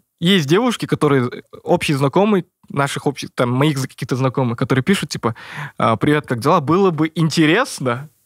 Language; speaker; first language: Russian; native; Russian